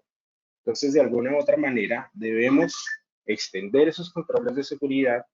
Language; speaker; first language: Spanish; native; Spanish